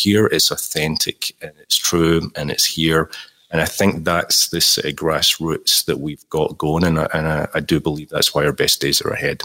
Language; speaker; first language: English; native; English